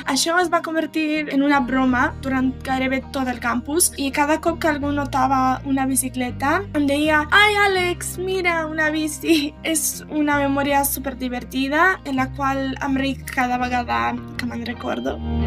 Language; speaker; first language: Catalan; non-native, fluent; Serbian